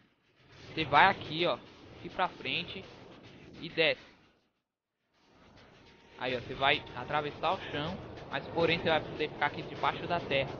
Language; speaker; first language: Portuguese; native; Portuguese